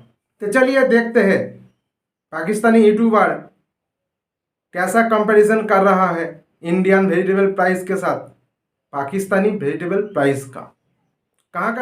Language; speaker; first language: Hindi; non-native, local second language; Bangla